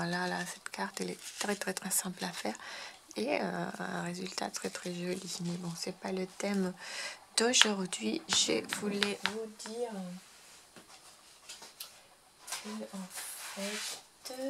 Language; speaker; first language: French; non-native, fluent; Spanish